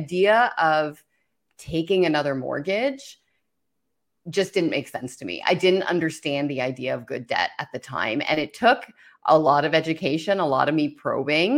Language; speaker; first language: English; native; English